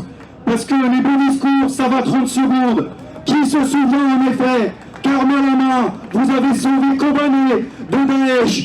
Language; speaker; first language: French; native; French